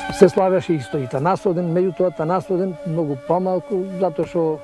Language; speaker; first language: Macedonian; native; Macedonian